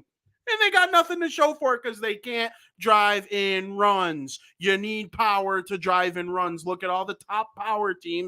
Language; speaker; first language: English; native; English